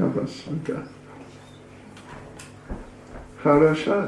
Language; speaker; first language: Russian; non-native, learner; English